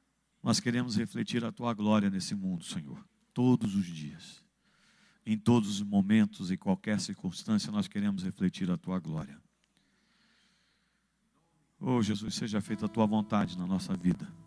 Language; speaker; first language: Portuguese; native; Portuguese